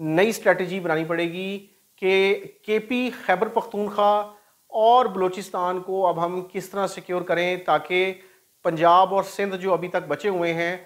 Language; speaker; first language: Urdu; non-native, local second language; Punjabi